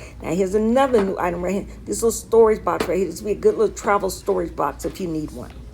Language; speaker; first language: English; native; English